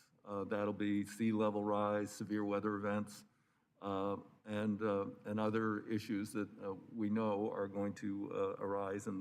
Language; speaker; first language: English; native; English